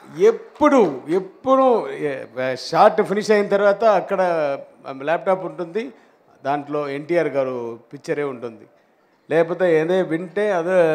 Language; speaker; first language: Telugu; non-native, fluent; Tamil